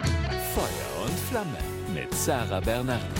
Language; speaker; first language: German; native; German